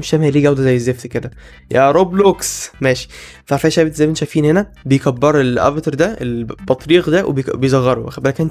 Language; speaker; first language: Arabic; native; Arabic